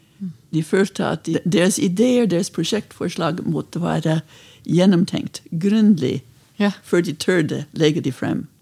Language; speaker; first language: Norwegian; non-native, fluent; English